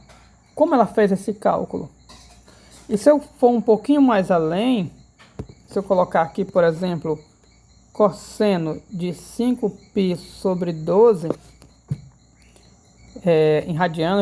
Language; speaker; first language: Portuguese; native; Portuguese